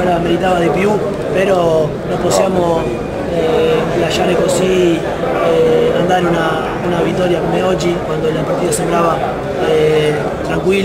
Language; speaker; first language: Italian; non-native, fluent; Spanish